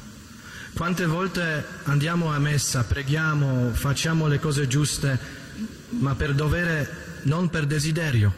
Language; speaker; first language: Italian; native; Italian